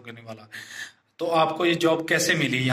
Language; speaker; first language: Hindi; native; Hindi